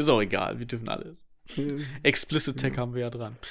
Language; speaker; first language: German; native; German